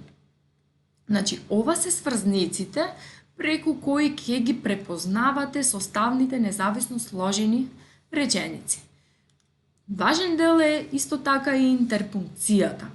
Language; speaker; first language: Macedonian; native; Macedonian